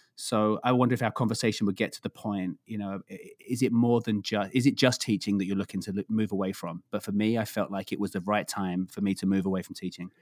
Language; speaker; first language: English; native; English